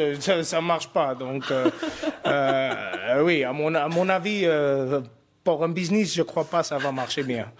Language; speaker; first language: French; non-native, fluent; Afrikaans